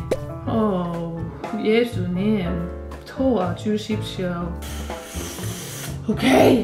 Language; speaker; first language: Korean; non-native, learner; English